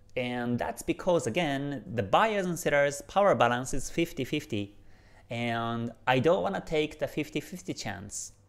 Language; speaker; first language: English; non-native, fluent; Japanese